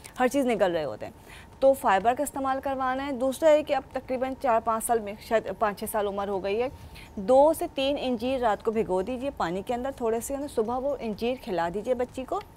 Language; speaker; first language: Urdu; native; Urdu